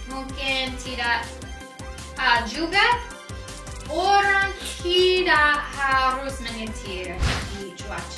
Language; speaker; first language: Indonesian; non-native, learner; English